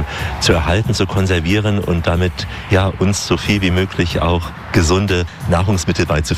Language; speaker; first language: German; native; German